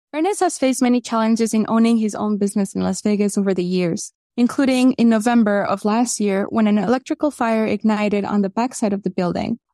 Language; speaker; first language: English; early bilingual, other home language; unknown